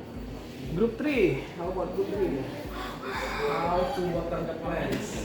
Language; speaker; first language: English; non-native, learner; Indonesian